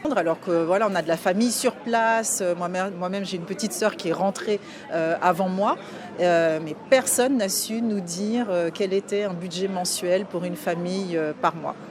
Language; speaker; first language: French; native; French